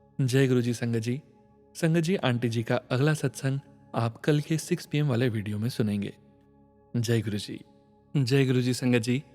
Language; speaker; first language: Hindi; native; Hindi